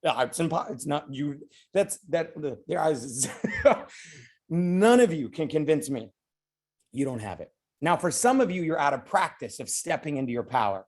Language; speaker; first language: English; native; English